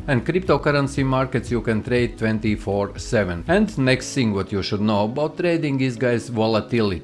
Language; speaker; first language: English; non-native, fluent; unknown